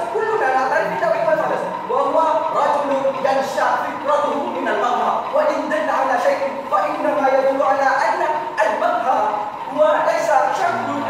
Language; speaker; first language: Arabic; non-native, learner; Indonesian